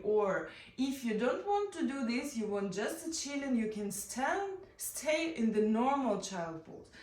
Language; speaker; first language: English; non-native, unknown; Ukrainian